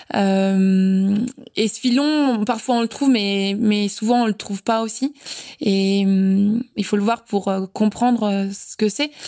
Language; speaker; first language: French; native; French